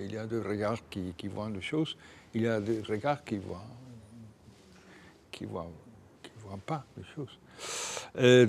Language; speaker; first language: French; non-native, fluent; Spanish